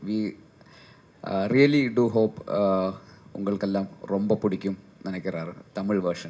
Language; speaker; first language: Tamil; non-native, local second language; Malayalam